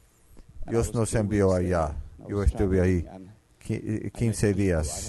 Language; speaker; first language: Spanish; non-native, fluent; Finnish